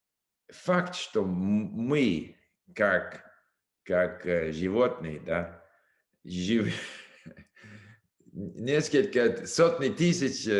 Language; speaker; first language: Russian; non-native, learner; English